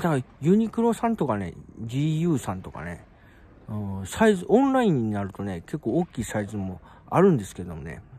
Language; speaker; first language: Japanese; native; Japanese